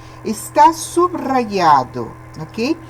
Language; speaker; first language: Spanish; non-native, fluent; Portuguese